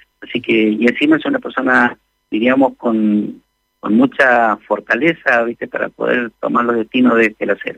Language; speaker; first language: Spanish; native; Spanish